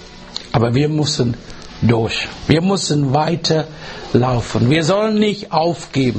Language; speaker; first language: German; non-native, learner; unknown